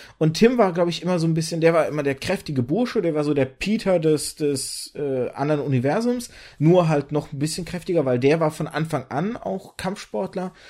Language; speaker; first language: German; early bilingual, other home language; Russian